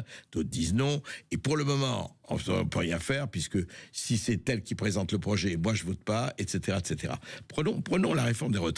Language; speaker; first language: French; native; French